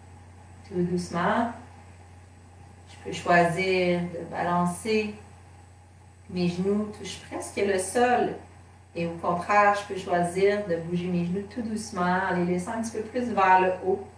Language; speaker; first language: French; native; French